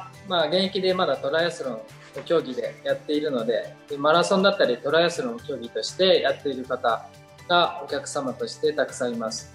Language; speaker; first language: Japanese; native; Japanese